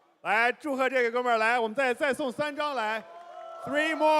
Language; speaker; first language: Chinese; native; Chinese